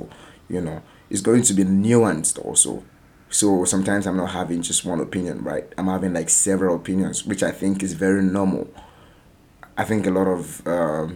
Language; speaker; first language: English; non-native, local second language; Yoruba